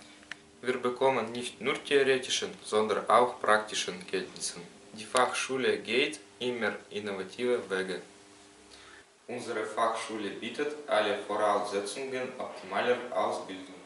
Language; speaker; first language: German; non-native, learner; Russian